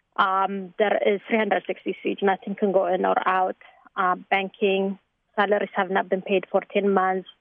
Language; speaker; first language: English; non-native, fluent; Tigrinya